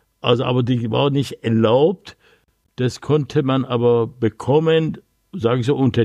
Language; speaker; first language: German; non-native, learner; Persian